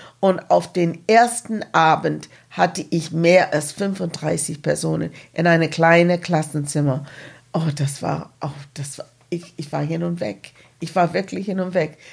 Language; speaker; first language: German; non-native, fluent; English